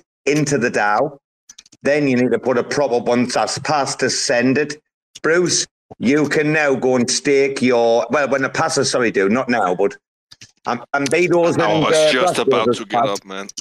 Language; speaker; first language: English; native; English